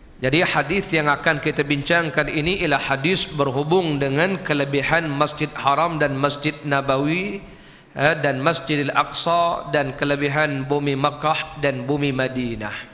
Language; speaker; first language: Malay; native; Malay